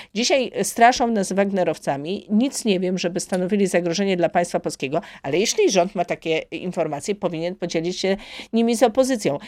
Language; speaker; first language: Polish; native; Polish